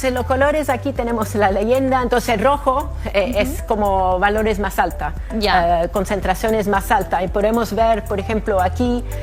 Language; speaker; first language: Spanish; non-native, fluent; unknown